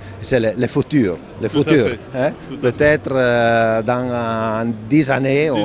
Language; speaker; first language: French; non-native, fluent; Italian